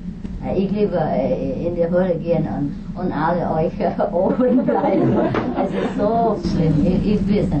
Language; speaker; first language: German; non-native, learner; Vietnamese